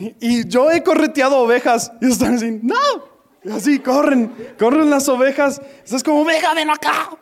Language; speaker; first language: Spanish; non-native, fluent; English